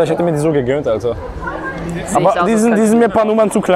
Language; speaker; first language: German; native; German